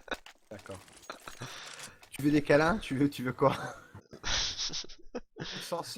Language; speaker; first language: French; native; French